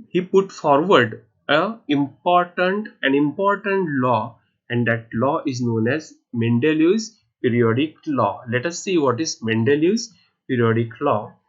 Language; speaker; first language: English; non-native, local second language; Marathi